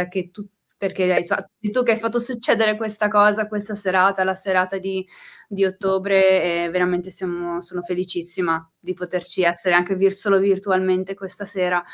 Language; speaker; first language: Italian; native; Italian